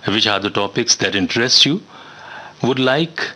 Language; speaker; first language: English; non-native, local second language; Hindi